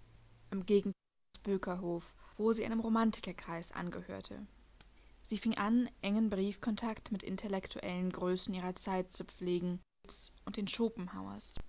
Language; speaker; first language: German; native; German